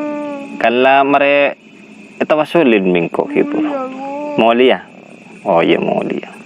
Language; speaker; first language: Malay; non-native, local second language; Madurese